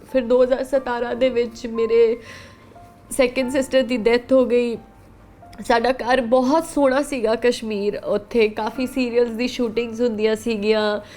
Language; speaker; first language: Punjabi; native; Punjabi